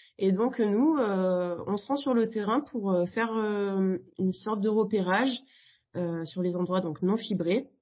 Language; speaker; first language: French; native; French